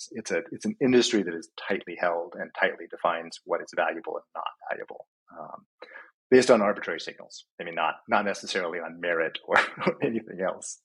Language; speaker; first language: English; native; English